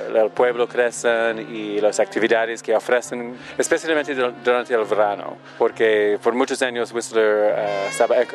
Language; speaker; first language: Spanish; non-native, learner; English